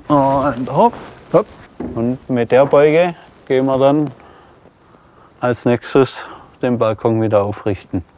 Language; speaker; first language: German; native; German